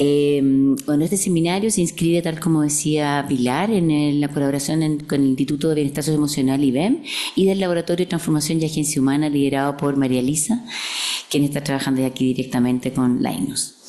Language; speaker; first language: Spanish; native; Spanish